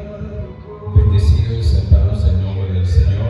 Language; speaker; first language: Spanish; native; Spanish